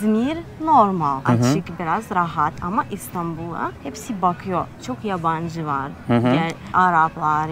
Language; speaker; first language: Turkish; non-native, learner; Russian